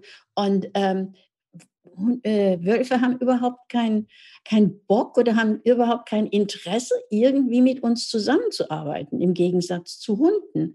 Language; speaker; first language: German; native; German